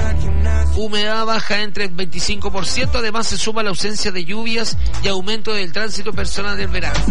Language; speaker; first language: Spanish; native; Spanish